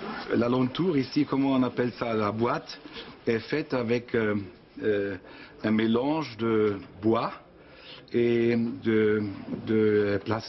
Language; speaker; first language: French; non-native, fluent; German